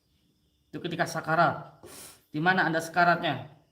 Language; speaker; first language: Indonesian; native; Indonesian